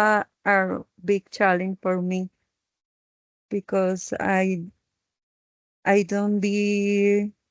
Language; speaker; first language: English; non-native, learner; Spanish